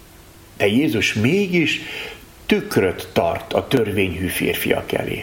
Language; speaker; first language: Hungarian; native; Hungarian